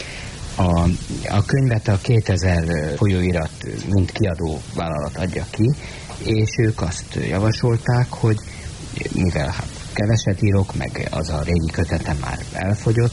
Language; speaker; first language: Hungarian; native; Hungarian